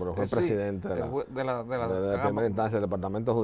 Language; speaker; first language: Spanish; native; Spanish